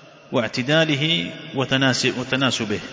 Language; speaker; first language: Arabic; native; Arabic